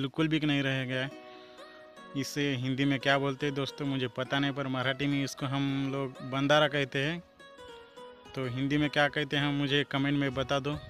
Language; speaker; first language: Hindi; non-native, local second language; Marathi